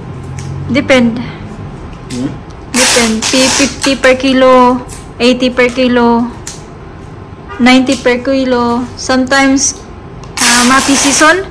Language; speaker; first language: English; non-native, learner; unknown